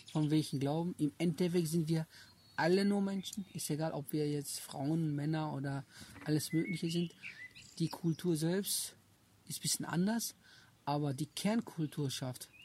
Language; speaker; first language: German; early bilingual, other home language; Turkish